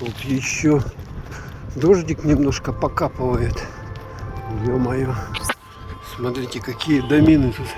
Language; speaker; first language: Russian; native; Russian